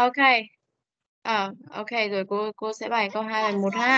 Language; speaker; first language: Vietnamese; native; Vietnamese